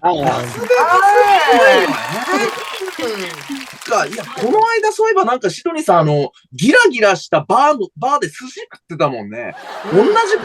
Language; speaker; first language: Japanese; native; Japanese